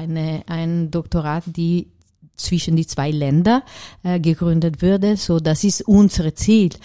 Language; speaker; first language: German; non-native, fluent; Italian